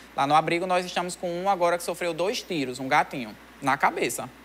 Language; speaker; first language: Portuguese; native; Portuguese